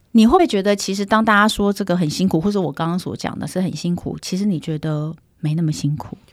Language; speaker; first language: Chinese; native; Chinese